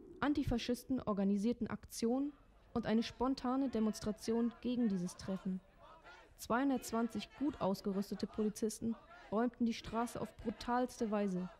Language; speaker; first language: German; native; German